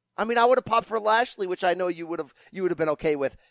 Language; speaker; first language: English; native; English